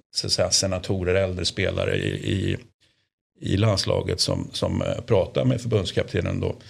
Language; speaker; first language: Swedish; native; Swedish